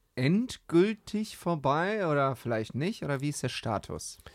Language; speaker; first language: German; non-native, fluent; English